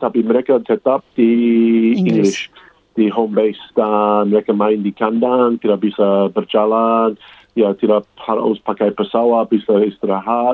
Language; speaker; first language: Indonesian; non-native, fluent; English